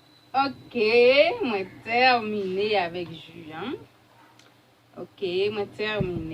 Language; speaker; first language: French; non-native, learner; Haitian Creole